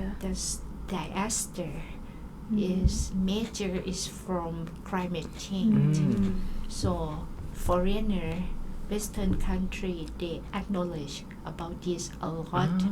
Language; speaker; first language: English; non-native, learner; Thai